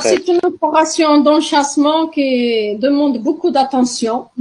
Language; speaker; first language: French; non-native, local second language; Arabic